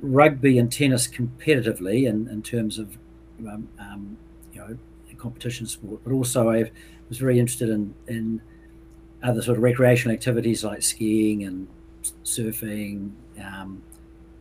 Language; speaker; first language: English; native; English